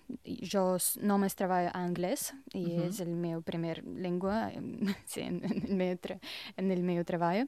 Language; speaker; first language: Catalan; non-native, learner; Russian